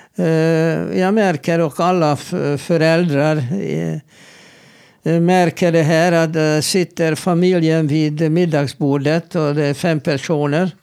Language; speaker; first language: Swedish; non-native, fluent; Hebrew